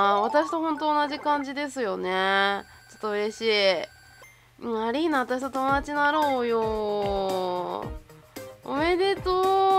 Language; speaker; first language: Japanese; native; Japanese